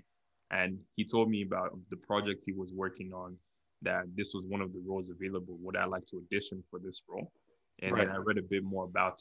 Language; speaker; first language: English; non-native, local second language; Yoruba